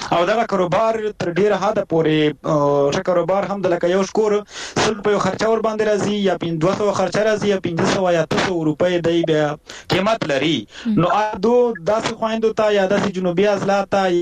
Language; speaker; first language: Pashto; native; Pashto